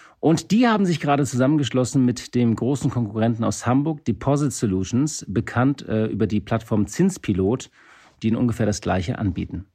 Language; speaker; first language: German; native; German